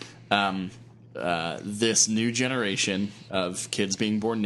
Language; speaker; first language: English; native; English